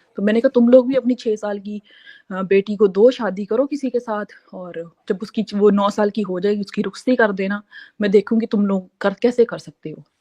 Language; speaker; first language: Urdu; native; Urdu